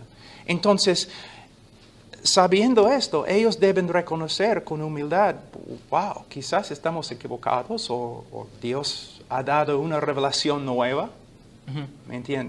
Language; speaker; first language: Spanish; non-native, fluent; English